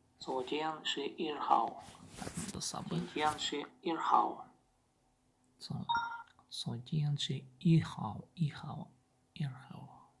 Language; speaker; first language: Chinese; non-native, learner; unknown